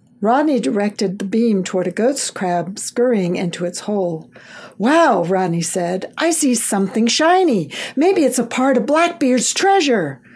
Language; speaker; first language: English; early bilingual, other home language; German